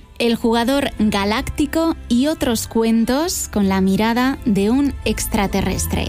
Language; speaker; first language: Spanish; native; Spanish